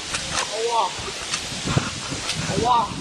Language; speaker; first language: Polish; native; Polish